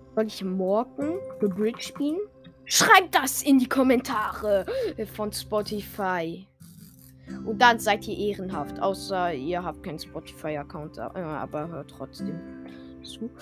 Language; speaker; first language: German; non-native, fluent; French